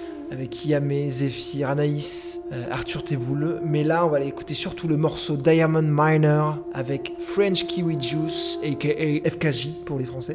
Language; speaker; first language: French; native; French